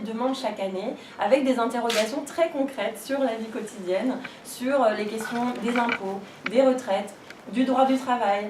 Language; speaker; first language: French; native; French